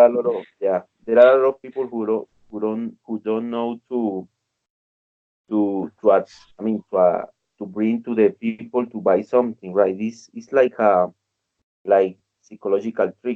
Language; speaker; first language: English; non-native, learner; Spanish